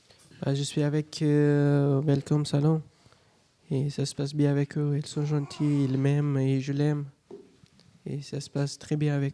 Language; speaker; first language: French; non-native, learner; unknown